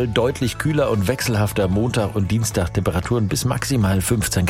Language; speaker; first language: German; native; German